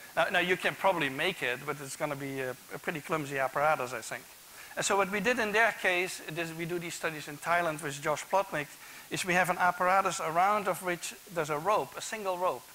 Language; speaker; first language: English; non-native, fluent; Dutch